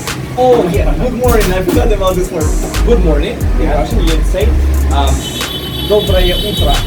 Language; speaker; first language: English; non-native, learner; Russian